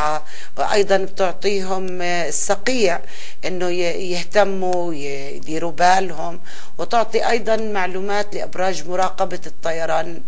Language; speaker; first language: Arabic; native; Arabic